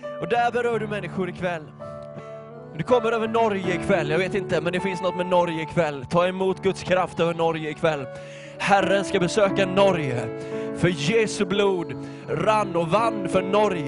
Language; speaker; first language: Swedish; native; Swedish